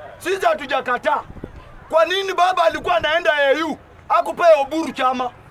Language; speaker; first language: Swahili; native; Swahili